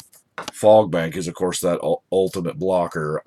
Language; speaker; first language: English; native; English